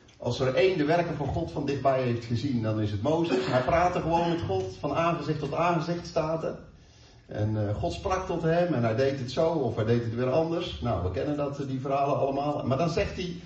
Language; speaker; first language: Dutch; native; Dutch